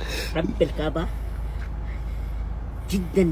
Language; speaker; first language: Arabic; non-native, learner; Urdu